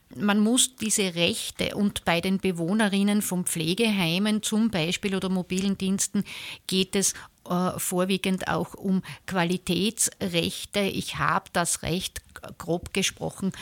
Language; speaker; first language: German; native; German